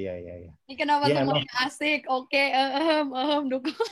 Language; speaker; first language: Indonesian; native; Indonesian